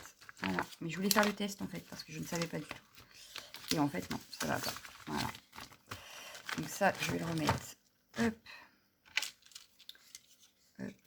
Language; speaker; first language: French; native; French